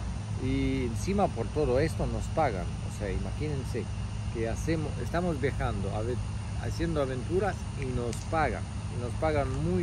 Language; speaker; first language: Spanish; native; Spanish